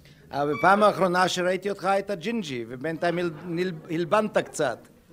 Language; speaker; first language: Hebrew; non-native, fluent; German